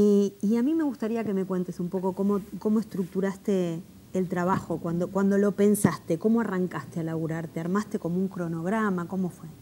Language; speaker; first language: Spanish; native; Spanish